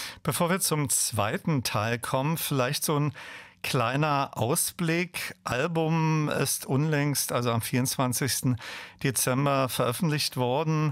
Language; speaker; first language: German; native; German